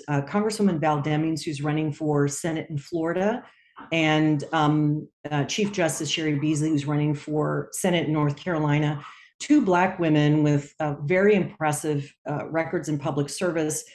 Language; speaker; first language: English; native; English